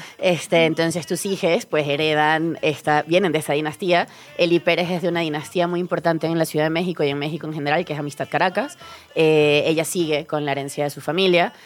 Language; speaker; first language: Spanish; native; Spanish